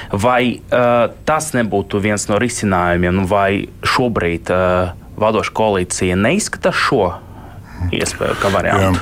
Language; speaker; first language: Latvian; native; Latvian